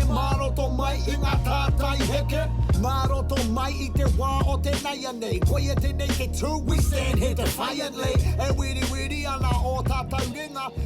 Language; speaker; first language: Māori; non-native, local second language; English